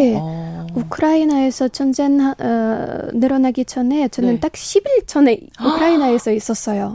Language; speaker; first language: Korean; non-native, learner; Ukrainian